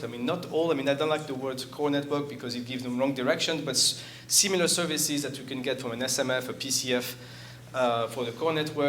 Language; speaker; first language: English; non-native, fluent; French